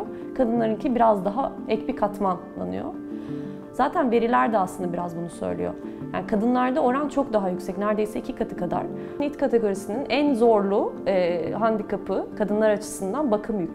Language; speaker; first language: Turkish; native; Turkish